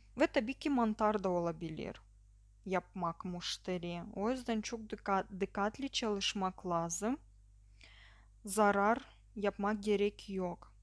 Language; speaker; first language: Turkish; non-native, learner; Russian